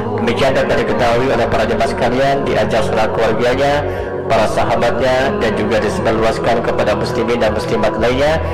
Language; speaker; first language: Malay; native; Malay